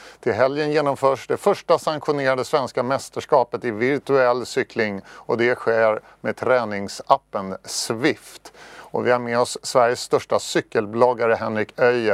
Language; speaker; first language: Swedish; native; Swedish